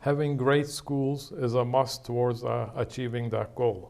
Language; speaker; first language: English; non-native, fluent; Turkish